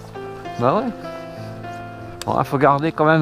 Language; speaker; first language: French; native; French